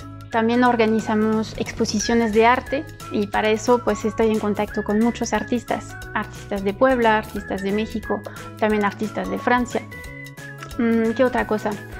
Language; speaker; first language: Spanish; non-native, fluent; French